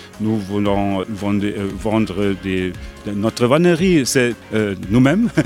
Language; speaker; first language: French; non-native, learner; German